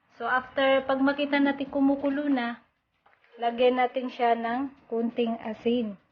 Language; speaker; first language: Filipino; non-native, local second language; Maranao